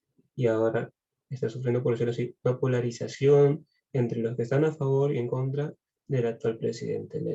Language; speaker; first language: Spanish; native; Spanish